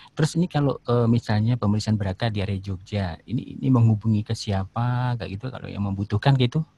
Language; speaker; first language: Indonesian; native; Indonesian